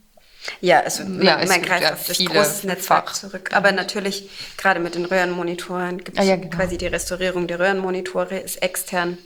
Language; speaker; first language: German; native; German